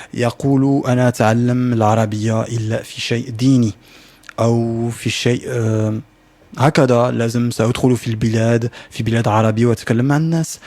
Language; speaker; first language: Arabic; non-native, learner; French